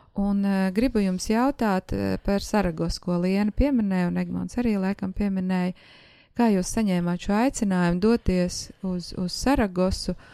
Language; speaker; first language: Latvian; native; Latvian